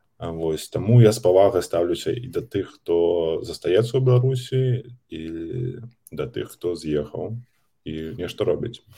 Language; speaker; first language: Belarusian; non-native, local second language; Russian